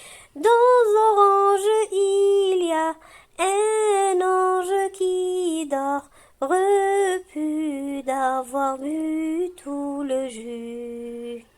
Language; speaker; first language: French; non-native, local second language; Arabic